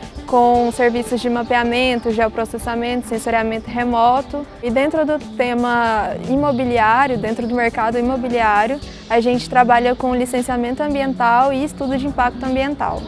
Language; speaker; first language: Portuguese; native; Portuguese